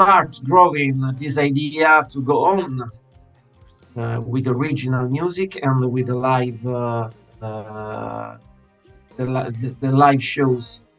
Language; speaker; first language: English; non-native, fluent; Italian